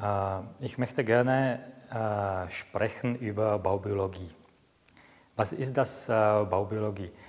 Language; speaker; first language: German; non-native, fluent; Czech